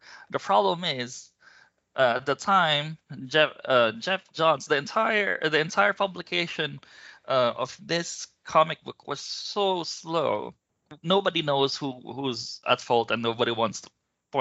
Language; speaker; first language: English; non-native, local second language; Filipino